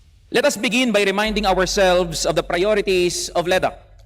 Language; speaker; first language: English; non-native, local second language; Filipino